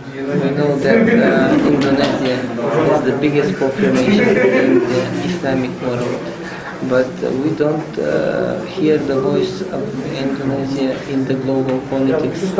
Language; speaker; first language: English; non-native, fluent; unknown